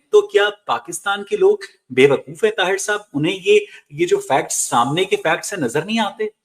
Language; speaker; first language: Urdu; native; Urdu